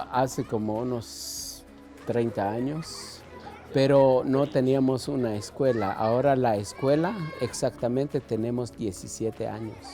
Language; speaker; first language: Spanish; non-native, local second language; Kʼicheʼ